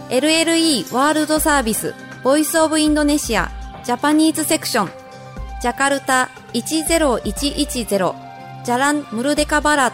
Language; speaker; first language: Japanese; non-native, fluent; Indonesian